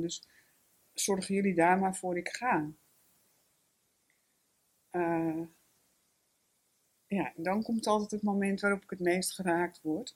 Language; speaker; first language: Dutch; native; Dutch